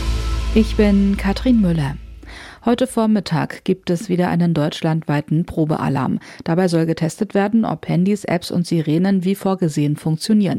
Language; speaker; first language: German; native; German